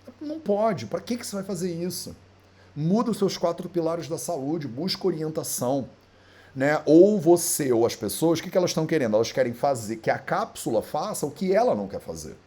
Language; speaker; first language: Portuguese; native; Portuguese